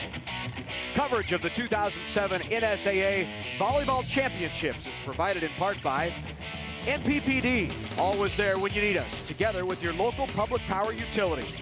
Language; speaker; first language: English; native; English